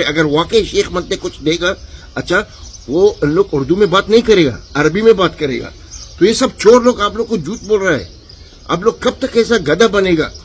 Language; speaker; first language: Hindi; non-native, fluent; Arabic